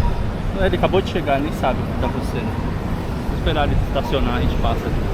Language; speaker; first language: Portuguese; native; Portuguese